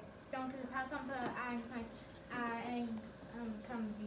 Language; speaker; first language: French; non-native, learner; English